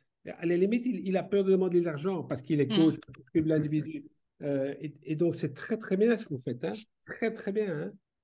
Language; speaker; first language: French; native; French